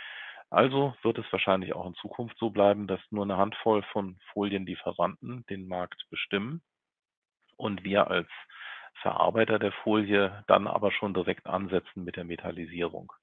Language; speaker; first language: German; native; German